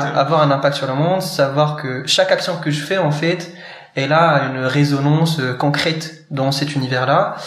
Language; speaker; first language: French; non-native, local second language; Arabic